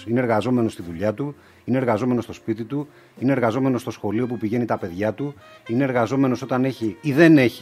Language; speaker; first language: Greek; native; Greek